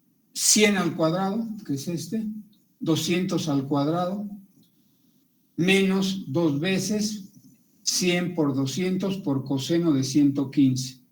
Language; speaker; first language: Spanish; native; Spanish